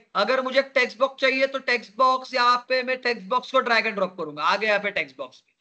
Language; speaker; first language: Hindi; non-native, local second language; Marathi